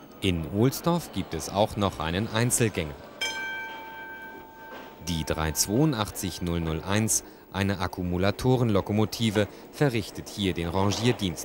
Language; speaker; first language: German; native; German